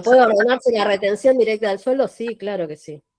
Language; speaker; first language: Spanish; native; Spanish